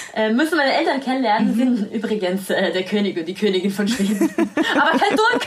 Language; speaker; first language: German; non-native, fluent; Italian